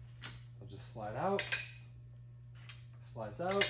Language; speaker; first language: English; native; English